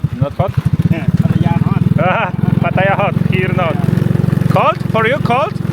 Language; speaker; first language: English; non-native, learner; Polish